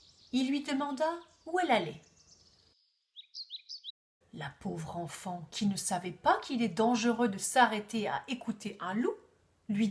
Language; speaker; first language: French; native; French